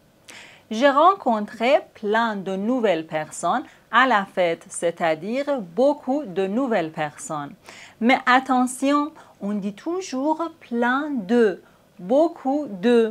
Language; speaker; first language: French; native; French